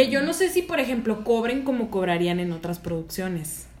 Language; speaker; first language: Spanish; native; Spanish